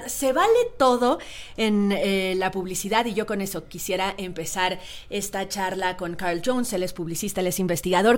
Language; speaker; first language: Spanish; native; Spanish